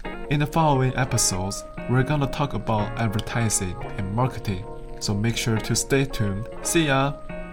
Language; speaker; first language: English; non-native, fluent; Chinese